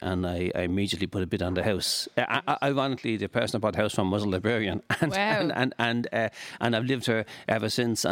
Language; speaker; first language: English; native; English